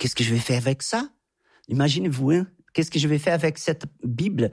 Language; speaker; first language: French; non-native, fluent; Portuguese